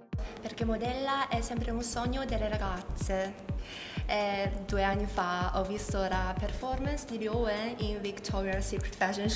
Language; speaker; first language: Italian; non-native, learner; Chinese